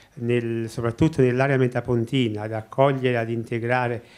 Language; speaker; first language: Italian; native; Italian